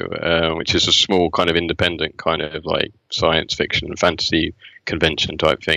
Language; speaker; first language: English; native; English